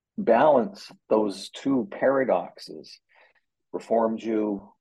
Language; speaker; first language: English; native; English